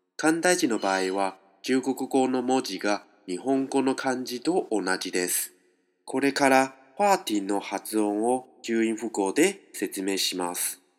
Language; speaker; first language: Japanese; non-native, fluent; Chinese